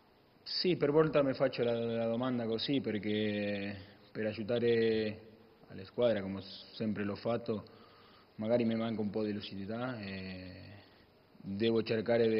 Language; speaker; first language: Italian; non-native, fluent; Spanish